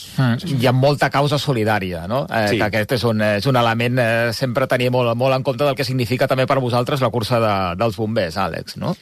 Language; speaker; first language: Catalan; native; Catalan